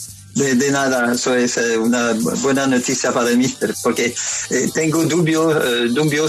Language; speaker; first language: Spanish; non-native, learner; French